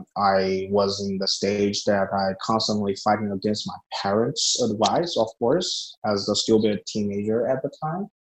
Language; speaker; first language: English; non-native, fluent; Chinese